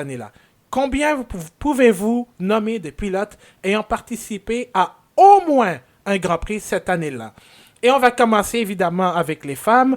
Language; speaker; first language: French; native; French